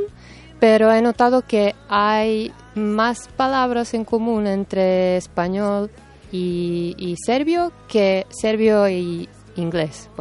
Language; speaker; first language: Spanish; non-native, fluent; Serbian